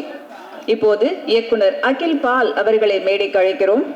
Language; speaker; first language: Tamil; native; Tamil